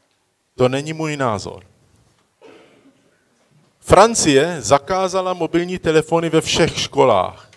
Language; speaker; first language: Czech; early bilingual, heritage; Czech